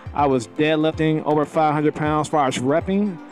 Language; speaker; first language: English; native; English